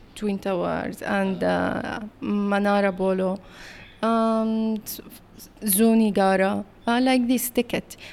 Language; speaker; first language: English; non-native, learner; Arabic